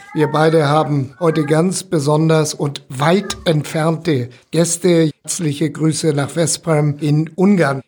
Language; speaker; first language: German; native; German